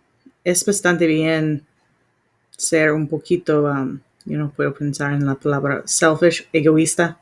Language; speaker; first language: Spanish; non-native, learner; English